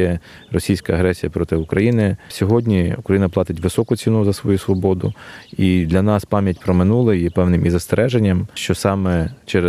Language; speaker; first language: Ukrainian; native; Ukrainian